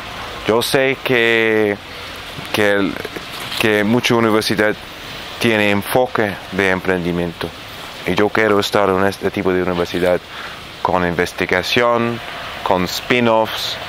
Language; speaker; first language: Spanish; non-native, fluent; Arabic